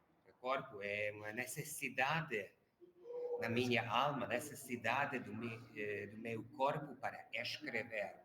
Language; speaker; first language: Portuguese; non-native, learner; Hungarian